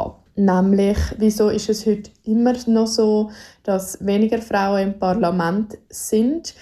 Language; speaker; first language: German; native; German